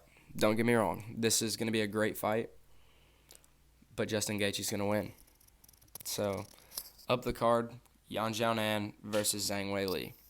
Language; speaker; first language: English; native; English